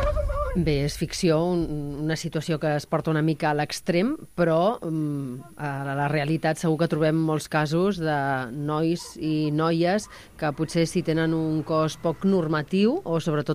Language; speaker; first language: Catalan; native; Catalan